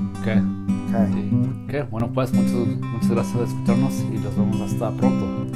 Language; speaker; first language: Spanish; non-native, learner; English